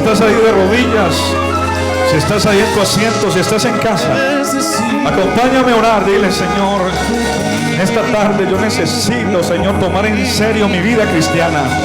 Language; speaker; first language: Spanish; native; Spanish